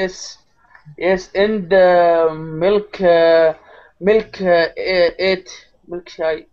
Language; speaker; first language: English; non-native, learner; Arabic